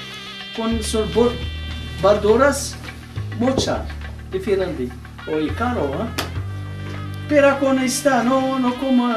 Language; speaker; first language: Spanish; non-native, learner; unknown